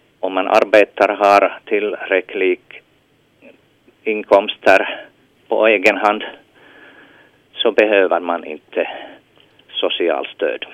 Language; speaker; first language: Swedish; non-native, local second language; Finnish